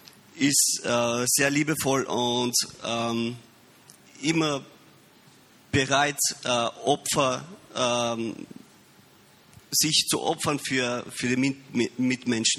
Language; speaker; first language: German; early bilingual, heritage; Romanian